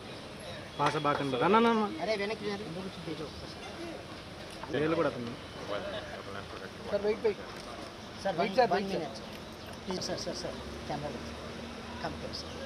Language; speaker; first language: Telugu; native; Telugu